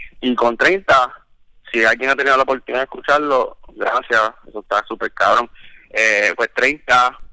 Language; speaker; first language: Spanish; early bilingual, heritage; Spanish